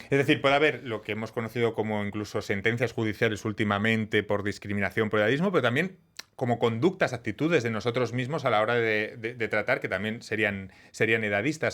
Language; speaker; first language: Spanish; native; Spanish